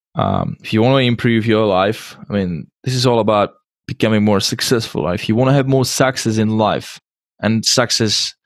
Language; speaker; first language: English; non-native, fluent; Czech